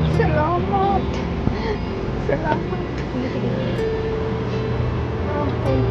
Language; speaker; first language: Filipino; non-native, local second language; Waray